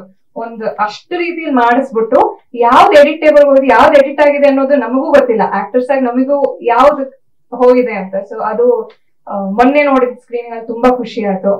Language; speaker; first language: Kannada; native; Kannada